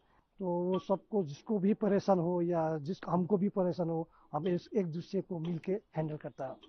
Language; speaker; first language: Hindi; non-native, local second language; Nepali